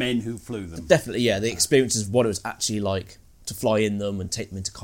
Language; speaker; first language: English; native; English